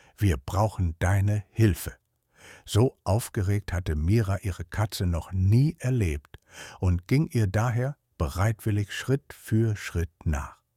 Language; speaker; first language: German; native; German